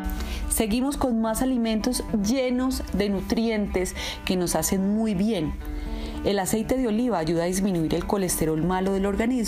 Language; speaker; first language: Spanish; native; Spanish